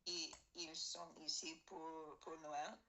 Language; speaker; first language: French; non-native, learner; English